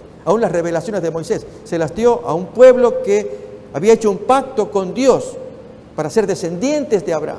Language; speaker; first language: Spanish; native; Spanish